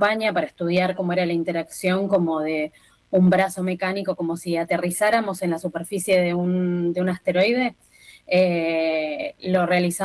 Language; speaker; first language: Spanish; native; Spanish